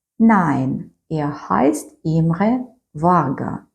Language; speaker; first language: German; non-native, fluent; Ukrainian